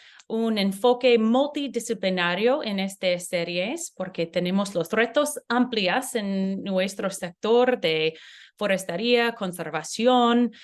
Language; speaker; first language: Spanish; non-native, learner; English